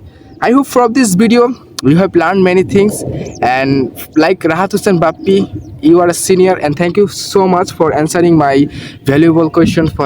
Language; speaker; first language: English; non-native, learner; Bangla